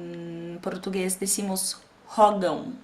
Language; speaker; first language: Spanish; non-native, fluent; Portuguese